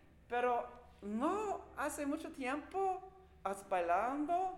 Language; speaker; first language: Spanish; non-native, learner; English